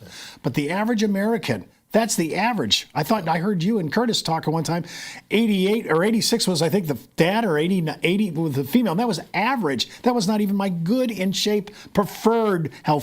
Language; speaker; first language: English; native; English